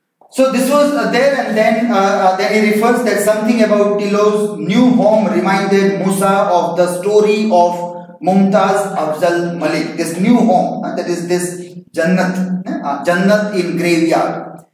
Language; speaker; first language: English; non-native, local second language; Gujarati